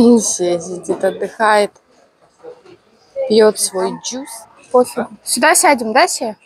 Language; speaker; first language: Russian; native; Russian